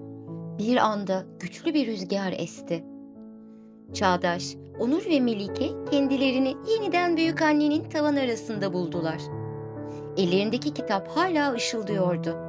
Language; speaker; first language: Turkish; native; Turkish